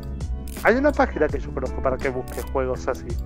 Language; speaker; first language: Spanish; native; Spanish